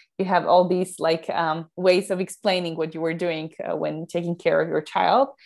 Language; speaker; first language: English; non-native, fluent; Slovak